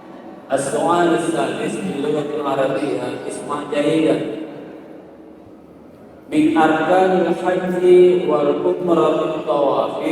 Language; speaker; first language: Arabic; non-native, learner; Indonesian